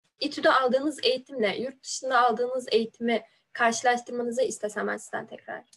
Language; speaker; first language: Turkish; native; Turkish